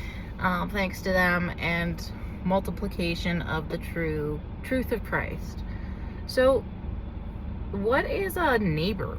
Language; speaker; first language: English; native; English